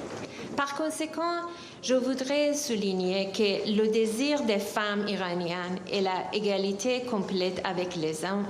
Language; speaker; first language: French; non-native, fluent; Persian